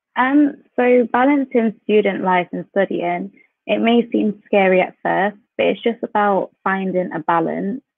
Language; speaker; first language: English; native; English